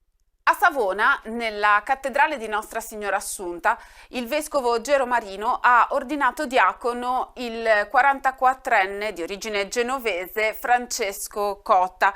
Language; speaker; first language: Italian; native; Italian